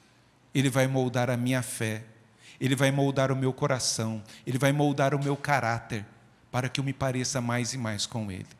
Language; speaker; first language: Portuguese; native; Portuguese